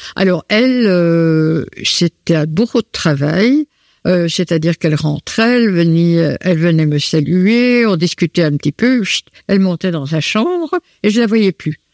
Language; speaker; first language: French; native; French